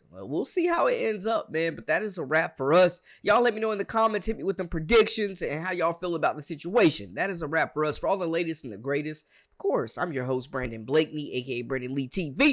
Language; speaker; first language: English; native; English